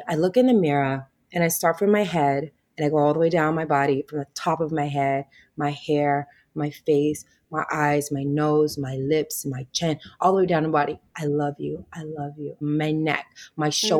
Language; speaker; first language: English; native; English